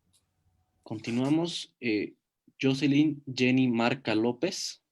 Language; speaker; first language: Spanish; native; Spanish